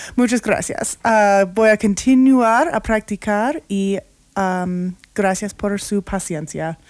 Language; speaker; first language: Spanish; non-native, learner; English